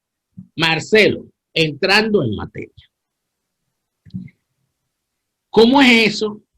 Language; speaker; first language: Spanish; native; Spanish